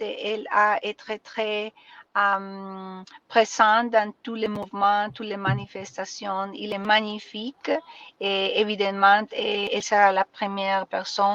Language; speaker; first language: French; non-native, learner; Spanish